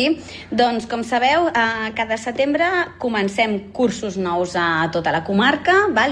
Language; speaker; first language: Catalan; native; Catalan